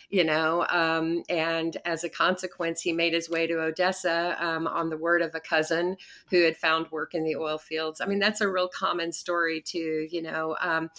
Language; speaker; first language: English; native; English